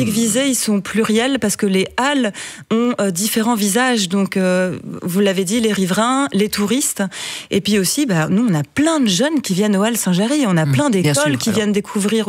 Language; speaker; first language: French; native; French